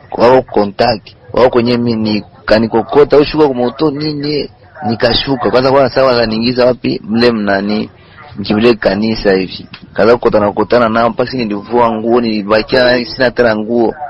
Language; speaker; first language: Swahili; native; Swahili